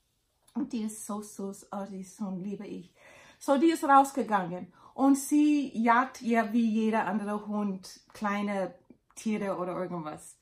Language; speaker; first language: German; non-native, learner; English